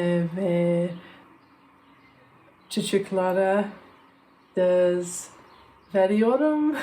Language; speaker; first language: Turkish; non-native, learner; English